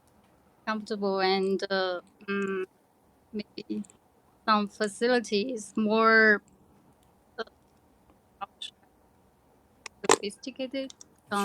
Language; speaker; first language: English; non-native, learner; Chinese